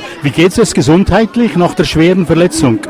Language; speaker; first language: German; native; German